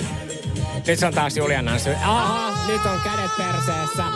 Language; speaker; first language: Finnish; native; Finnish